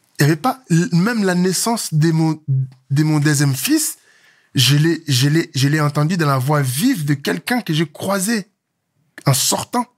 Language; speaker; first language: French; non-native, local second language; Lingala